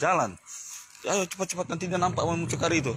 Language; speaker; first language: Indonesian; native; Indonesian